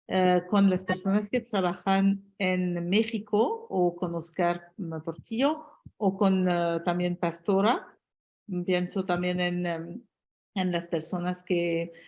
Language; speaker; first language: Spanish; non-native, fluent; French